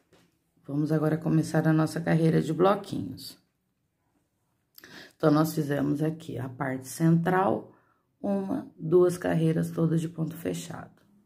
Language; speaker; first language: Portuguese; native; Portuguese